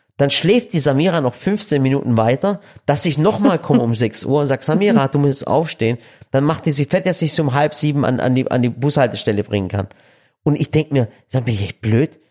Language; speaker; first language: German; early bilingual, other home language; Turkish